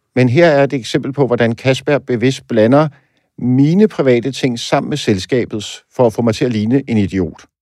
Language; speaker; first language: Danish; native; Danish